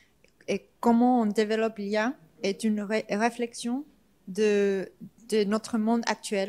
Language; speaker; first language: French; non-native, fluent; English